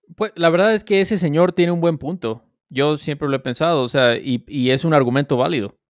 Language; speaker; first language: Spanish; native; Spanish